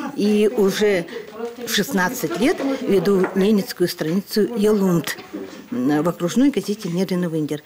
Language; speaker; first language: Russian; non-native, local second language; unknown